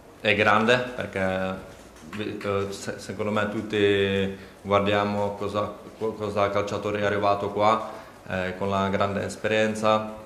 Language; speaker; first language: Italian; non-native, learner; Czech